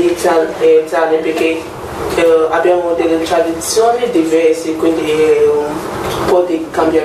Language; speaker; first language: Italian; non-native, learner; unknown